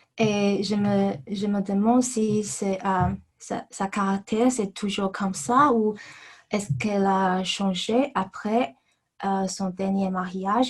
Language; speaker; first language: French; non-native, learner; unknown